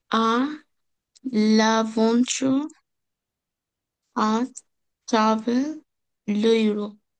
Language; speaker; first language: French; non-native, learner; Bangla